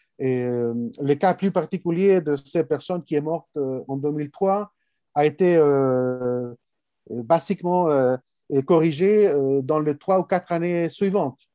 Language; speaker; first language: French; non-native, fluent; Spanish